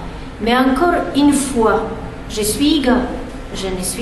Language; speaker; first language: French; non-native, fluent; Polish